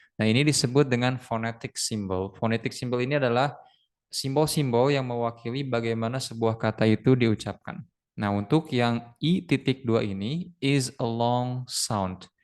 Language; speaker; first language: Indonesian; native; Indonesian